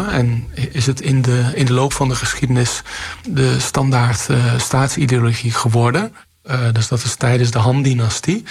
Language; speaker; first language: Dutch; native; Dutch